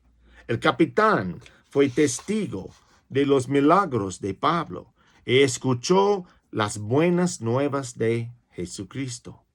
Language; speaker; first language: Spanish; non-native, fluent; English